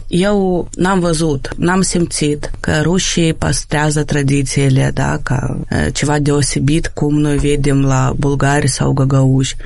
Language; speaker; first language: Romanian; non-native, local second language; Russian